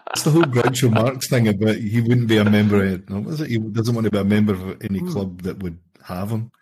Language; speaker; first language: English; native; English